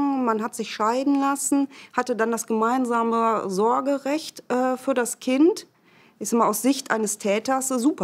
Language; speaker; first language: German; native; German